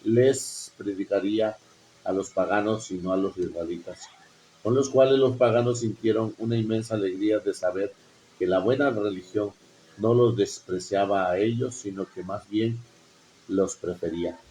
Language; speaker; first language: Spanish; native; Spanish